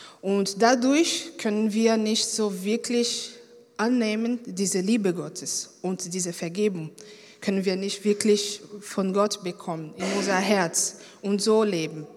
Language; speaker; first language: German; non-native, fluent; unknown